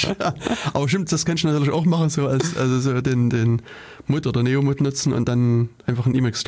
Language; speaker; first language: German; native; German